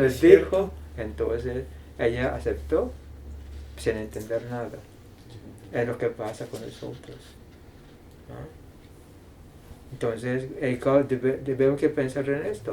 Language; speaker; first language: Spanish; non-native, fluent; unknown